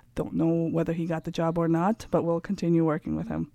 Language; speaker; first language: English; non-native, fluent; Kazakh